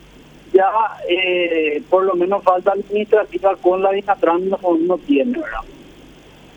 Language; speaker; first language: Spanish; native; Spanish